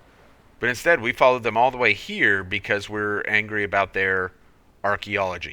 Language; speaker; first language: English; native; English